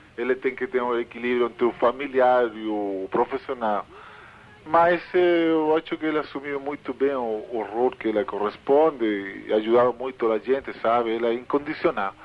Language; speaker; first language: Portuguese; non-native, fluent; Spanish